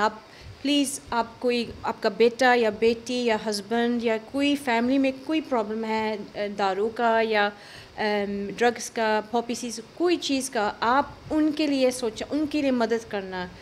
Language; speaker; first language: Hindi; early bilingual, heritage; Hindi